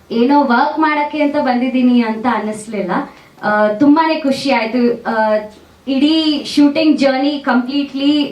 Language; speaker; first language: Kannada; native; Kannada